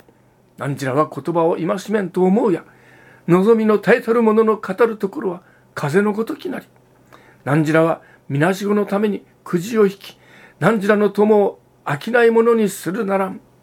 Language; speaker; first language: Japanese; native; Japanese